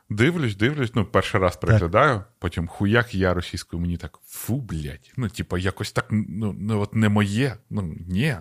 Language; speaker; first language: Ukrainian; non-native, local second language; Russian